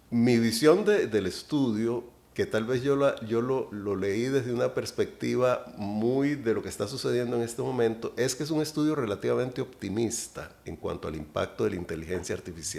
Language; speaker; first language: Spanish; native; Spanish